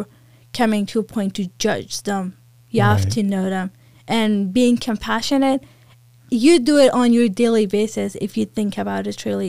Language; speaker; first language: English; non-native, fluent; Persian